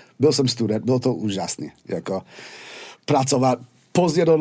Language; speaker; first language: Czech; non-native, fluent; English